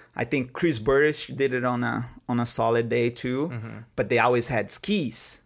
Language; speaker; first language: English; non-native, fluent; Portuguese